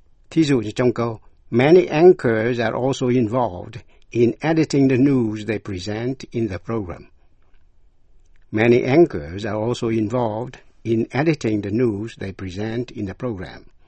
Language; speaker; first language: English; non-native, fluent; Vietnamese